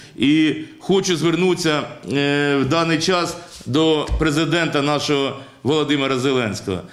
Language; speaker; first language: Ukrainian; non-native, local second language; Russian